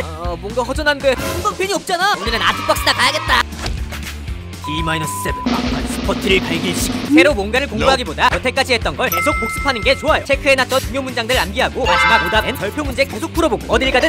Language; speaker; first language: Korean; native; Korean